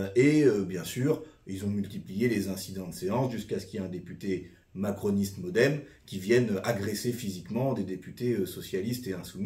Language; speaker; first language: French; native; French